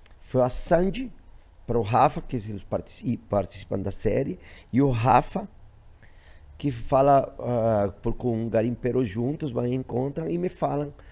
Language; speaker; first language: Portuguese; non-native, fluent; Spanish